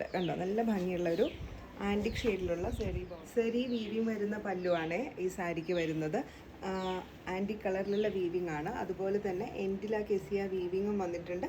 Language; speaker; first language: Malayalam; native; Malayalam